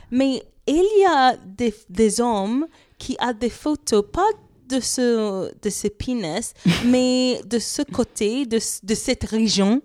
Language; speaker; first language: French; non-native, fluent; English